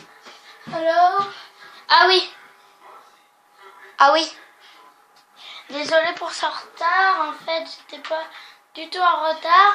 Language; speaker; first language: French; native; French